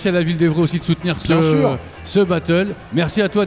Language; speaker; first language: French; native; French